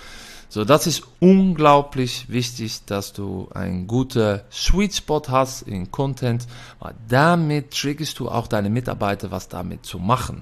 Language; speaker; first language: German; non-native, fluent; Dutch